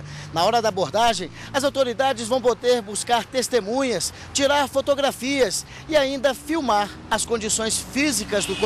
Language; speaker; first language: Portuguese; native; Portuguese